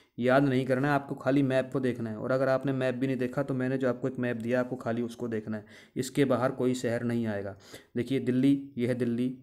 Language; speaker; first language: Hindi; native; Hindi